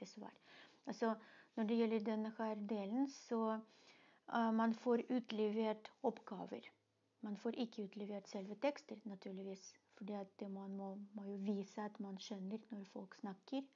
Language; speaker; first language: Norwegian; non-native, fluent; Russian